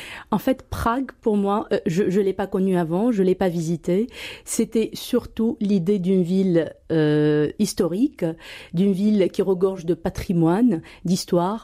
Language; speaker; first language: French; non-native, local second language; Arabic